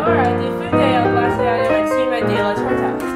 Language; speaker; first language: Spanish; non-native, learner; English